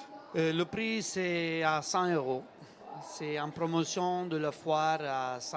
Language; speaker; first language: French; non-native, learner; Italian